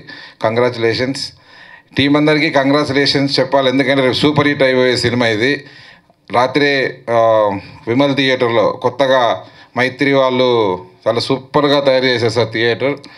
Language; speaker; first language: Telugu; native; Telugu